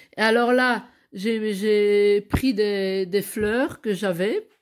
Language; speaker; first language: French; native; French